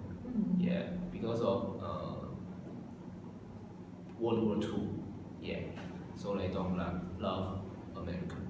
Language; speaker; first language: English; non-native, learner; Chinese